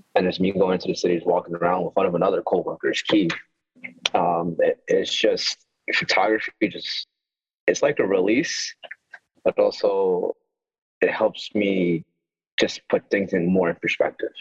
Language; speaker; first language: English; native; English